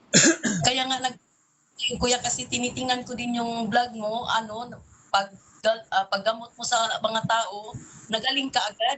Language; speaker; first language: Filipino; non-native, local second language; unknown